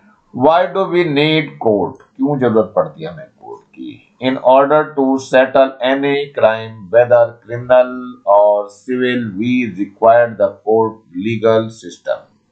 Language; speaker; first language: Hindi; native; Hindi